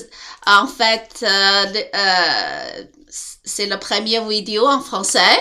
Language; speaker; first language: French; non-native, learner; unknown